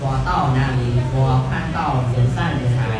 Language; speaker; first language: Chinese; non-native, learner; Khmer